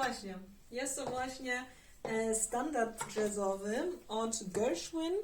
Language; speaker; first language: Polish; early bilingual, heritage; German